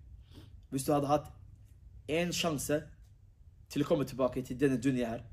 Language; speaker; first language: Norwegian; early bilingual, other home language; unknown